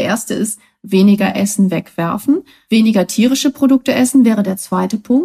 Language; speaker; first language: German; native; German